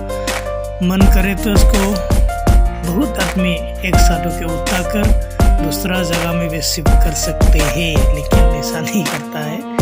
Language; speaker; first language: Hindi; non-native, local second language; Bodo